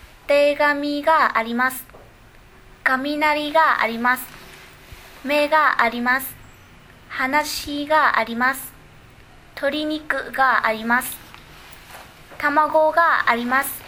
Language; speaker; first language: Japanese; non-native, learner; Vietnamese